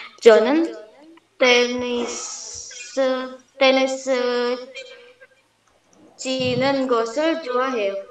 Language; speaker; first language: Korean; non-native, learner; Indonesian